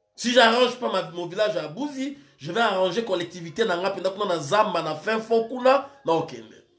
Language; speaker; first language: French; non-native, local second language; Lingala